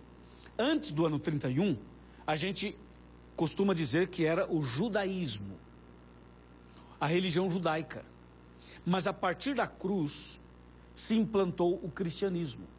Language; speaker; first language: Portuguese; native; Portuguese